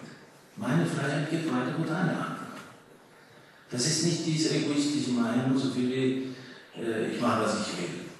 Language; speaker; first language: German; early bilingual, heritage; German